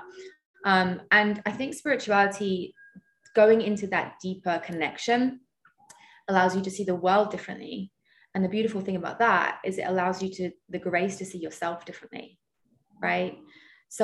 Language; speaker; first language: English; native; English